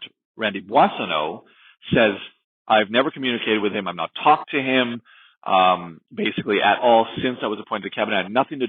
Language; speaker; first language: English; native; English